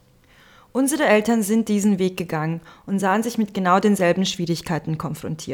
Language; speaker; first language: German; non-native, local second language; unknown